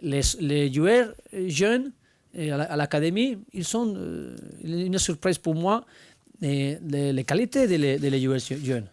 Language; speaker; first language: French; non-native, learner; Spanish